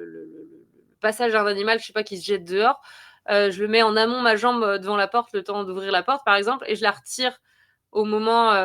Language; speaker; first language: French; native; French